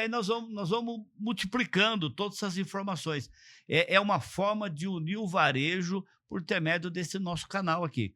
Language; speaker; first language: Portuguese; native; Portuguese